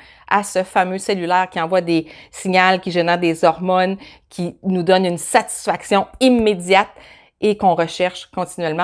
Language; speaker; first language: French; native; French